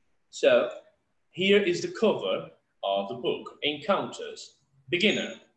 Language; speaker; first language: English; non-native, fluent; Portuguese